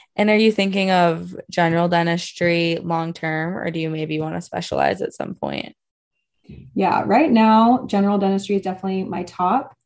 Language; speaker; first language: English; native; English